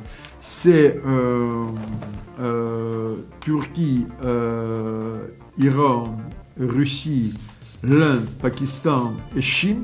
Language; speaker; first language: French; non-native, fluent; Russian